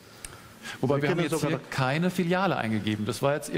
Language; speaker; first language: German; native; German